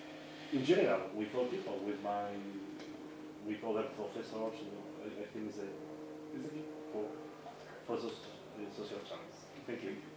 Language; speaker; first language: English; non-native, fluent; Spanish